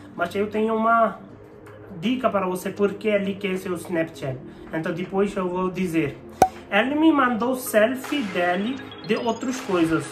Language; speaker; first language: Portuguese; non-native, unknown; Hindi